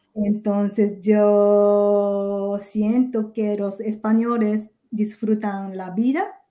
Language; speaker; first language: Spanish; non-native, fluent; Japanese